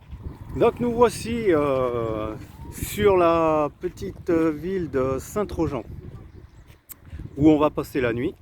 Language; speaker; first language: French; native; French